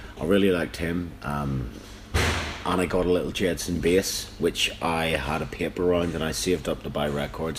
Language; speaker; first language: English; native; English